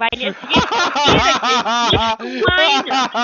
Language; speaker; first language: German; non-native, learner; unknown